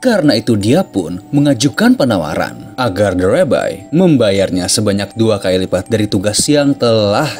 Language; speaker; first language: Indonesian; native; Indonesian